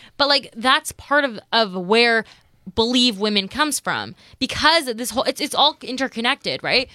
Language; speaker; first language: English; native; English